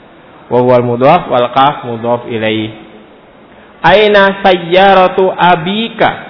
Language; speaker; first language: Arabic; non-native, fluent; Indonesian